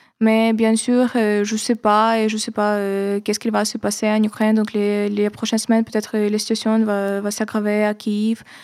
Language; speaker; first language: French; non-native, fluent; Ukrainian